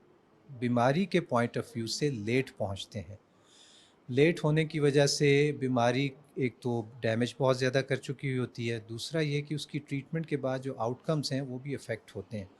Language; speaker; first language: Urdu; native; Urdu